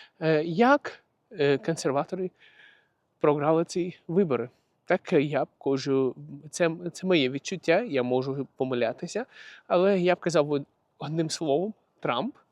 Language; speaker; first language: Ukrainian; non-native, local second language; Russian